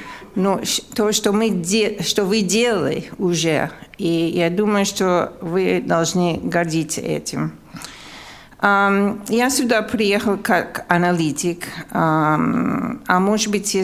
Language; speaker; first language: Russian; non-native, fluent; English